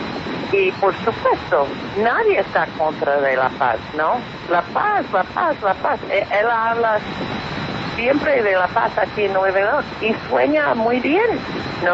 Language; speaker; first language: Spanish; non-native, fluent; English